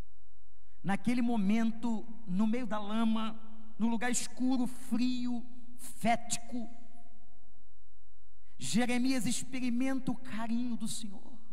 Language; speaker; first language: Portuguese; native; Portuguese